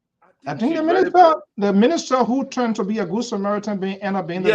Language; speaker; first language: English; native; English